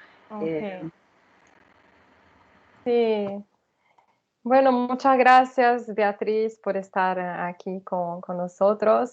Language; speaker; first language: Spanish; non-native, fluent; Portuguese